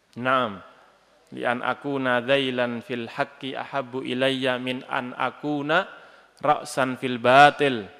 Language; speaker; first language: Arabic; non-native, fluent; Indonesian